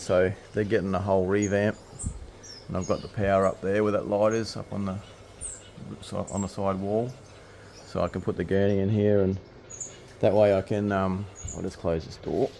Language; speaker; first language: English; native; English